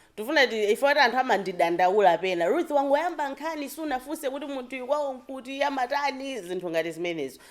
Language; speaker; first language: Nyanja; native; Nyanja